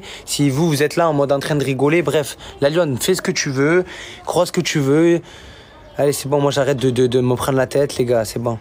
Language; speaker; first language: French; native; French